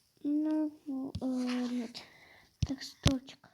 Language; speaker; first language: Russian; non-native, local second language; Kazakh